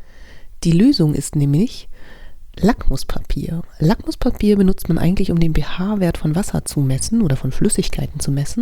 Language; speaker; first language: German; native; German